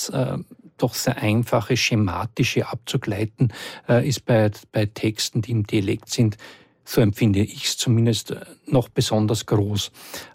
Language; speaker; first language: German; native; German